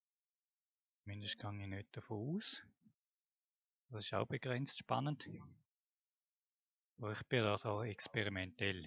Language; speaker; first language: German; native; German